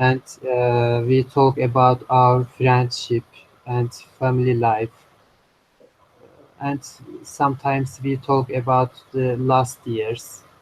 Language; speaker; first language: English; non-native, learner; Turkish